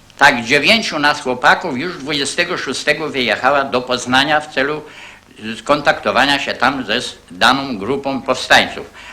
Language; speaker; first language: Polish; native; Polish